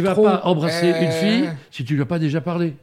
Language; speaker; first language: French; native; French